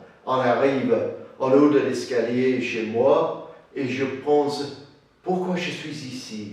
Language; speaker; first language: French; non-native, learner; English